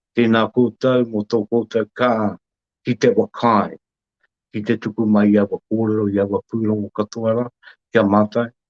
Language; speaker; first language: Māori; native; Māori